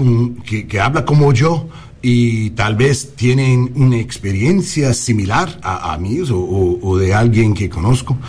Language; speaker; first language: Spanish; early bilingual, heritage; English